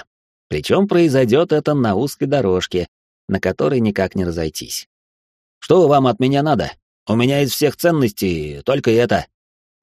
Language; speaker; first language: Russian; native; Russian